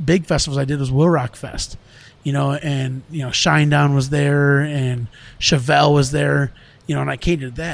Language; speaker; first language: English; native; English